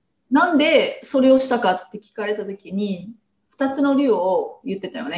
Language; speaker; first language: Japanese; non-native, fluent; English